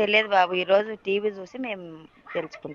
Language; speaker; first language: Telugu; native; Telugu